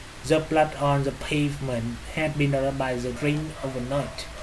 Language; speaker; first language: English; non-native, fluent; Vietnamese